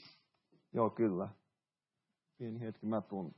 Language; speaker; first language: Finnish; early bilingual, heritage; Finnish